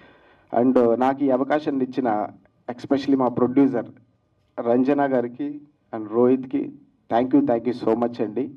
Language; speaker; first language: Telugu; native; Telugu